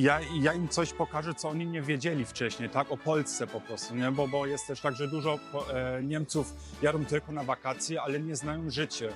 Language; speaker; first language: Polish; non-native, learner; German